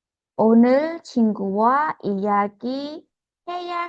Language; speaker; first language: Korean; non-native, fluent; Khmer